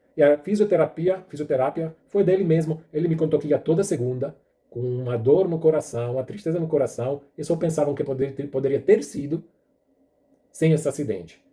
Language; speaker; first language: Portuguese; non-native, fluent; Italian